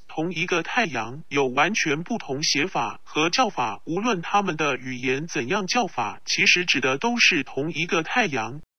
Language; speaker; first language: Chinese; non-native, local second language; Cantonese